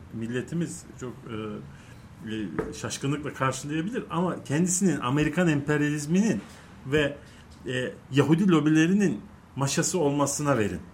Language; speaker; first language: Turkish; native; Turkish